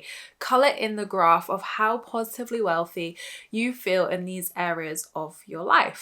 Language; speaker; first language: English; native; English